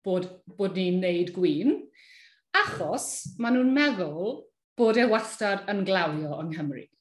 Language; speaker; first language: Welsh; native; Welsh